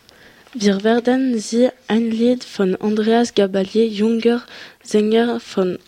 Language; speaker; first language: German; non-native, learner; French